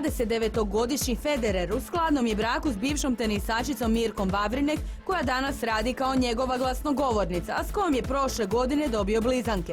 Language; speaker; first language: Croatian; native; Croatian